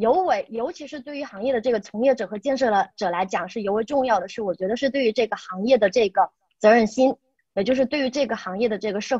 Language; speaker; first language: Chinese; native; Chinese